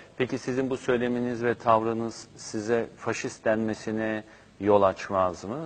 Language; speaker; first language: Turkish; native; Turkish